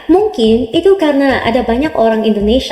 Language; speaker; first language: Indonesian; non-native, learner; Filipino